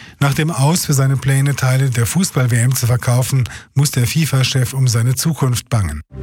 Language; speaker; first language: German; native; German